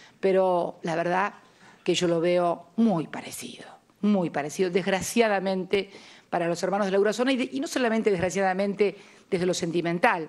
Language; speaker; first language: Spanish; native; Spanish